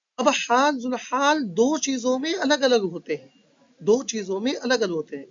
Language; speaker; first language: Urdu; native; Urdu